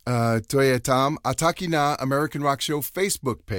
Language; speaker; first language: Czech; non-native, learner; English